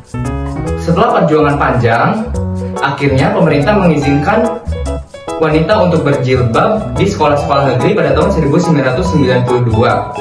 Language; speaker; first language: Indonesian; native; Indonesian